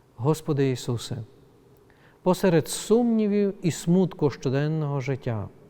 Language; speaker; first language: Ukrainian; native; Ukrainian